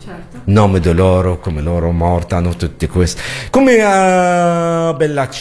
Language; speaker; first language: Italian; non-native, learner; Arabic